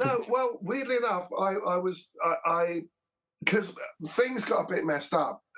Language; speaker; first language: English; native; English